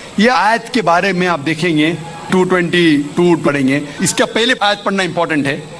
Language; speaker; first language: Urdu; non-native, local second language; Konkani